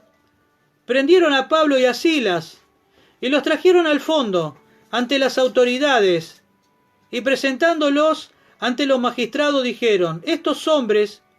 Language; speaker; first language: Spanish; native; Spanish